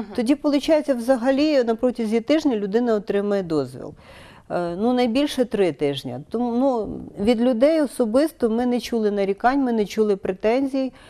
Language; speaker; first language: Ukrainian; native; Ukrainian